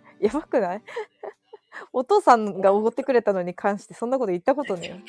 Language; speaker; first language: Japanese; native; Japanese